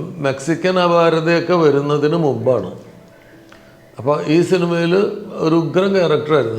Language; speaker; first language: Malayalam; native; Malayalam